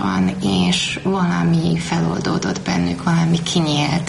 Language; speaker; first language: Hungarian; native; Hungarian